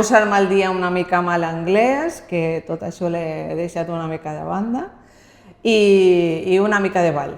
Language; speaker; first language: Catalan; non-native, local second language; Spanish